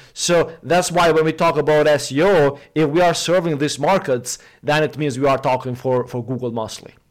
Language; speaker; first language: English; non-native, fluent; Albanian